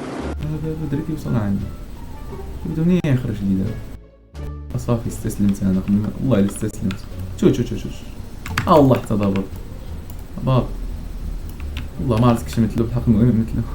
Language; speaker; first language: Arabic; native; Arabic